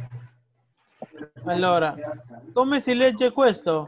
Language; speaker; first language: Italian; non-native, fluent; Spanish